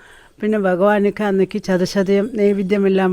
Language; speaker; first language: Malayalam; non-native, local second language; Tamil